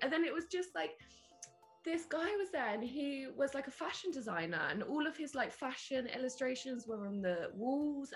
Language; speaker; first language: English; native; English